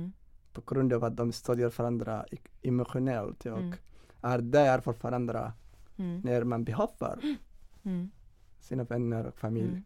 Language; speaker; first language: Swedish; non-native, fluent; Somali